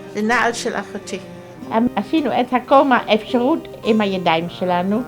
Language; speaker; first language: Hebrew; non-native, fluent; German